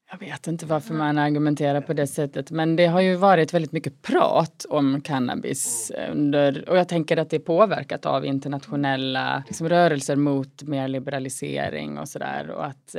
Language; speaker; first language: Swedish; native; Swedish